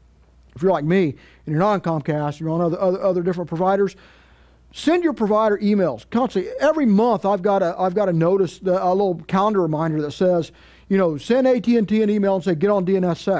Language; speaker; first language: English; native; English